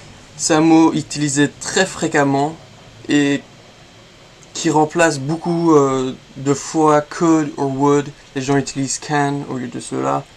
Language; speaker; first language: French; non-native, fluent; English